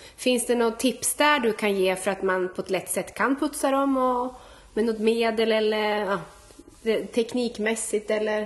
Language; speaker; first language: Swedish; native; Swedish